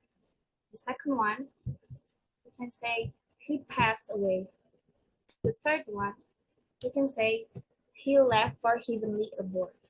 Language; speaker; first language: English; non-native, learner; Indonesian